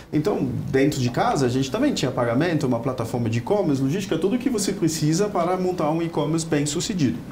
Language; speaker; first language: Portuguese; non-native, fluent; German